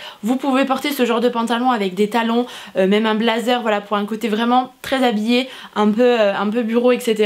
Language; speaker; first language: French; native; French